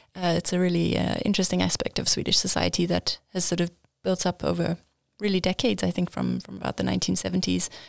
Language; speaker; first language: English; native; English